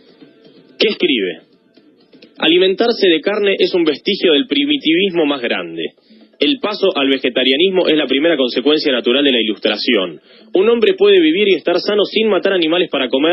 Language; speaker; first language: Spanish; native; Spanish